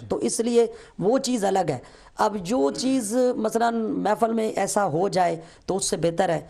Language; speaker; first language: Urdu; non-native, local second language; Saraiki